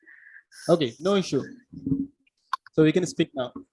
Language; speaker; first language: English; non-native, learner; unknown